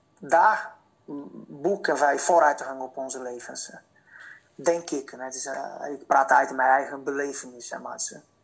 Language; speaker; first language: Dutch; non-native, fluent; Portuguese